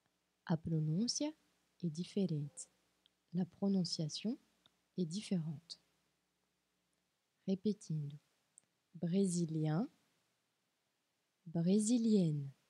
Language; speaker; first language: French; non-native, fluent; Portuguese